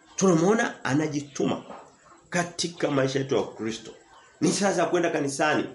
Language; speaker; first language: Swahili; native; Swahili